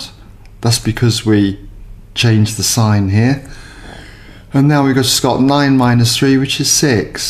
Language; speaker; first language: English; native; English